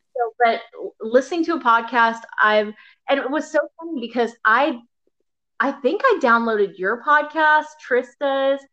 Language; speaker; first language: English; native; English